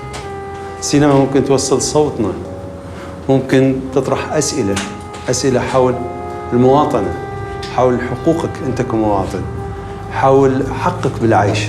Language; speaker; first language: Arabic; native; Arabic